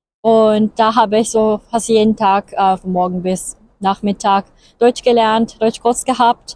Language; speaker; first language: German; non-native, fluent; Japanese